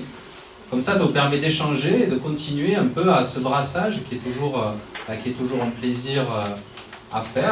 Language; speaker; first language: French; native; French